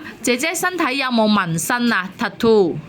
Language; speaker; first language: Cantonese; native; Cantonese